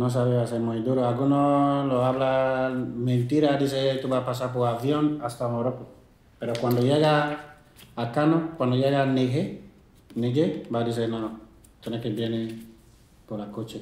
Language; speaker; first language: Spanish; non-native, learner; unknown